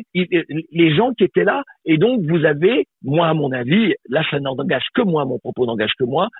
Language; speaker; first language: French; native; French